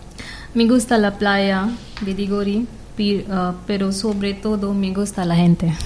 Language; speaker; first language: Spanish; non-native, learner; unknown